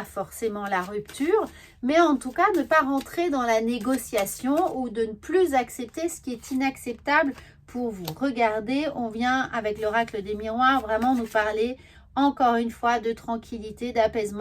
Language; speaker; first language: French; native; French